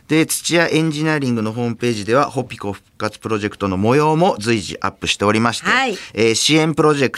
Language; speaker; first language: Japanese; native; Japanese